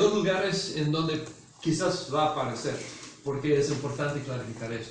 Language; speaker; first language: Spanish; non-native, fluent; English